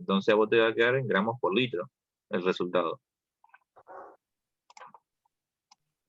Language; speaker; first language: Spanish; native; Spanish